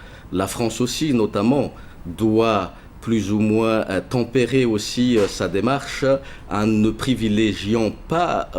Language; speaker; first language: French; non-native, local second language; Malagasy